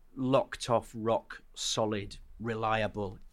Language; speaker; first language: English; native; English